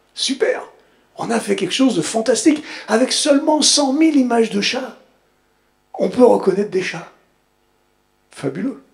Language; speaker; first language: French; native; French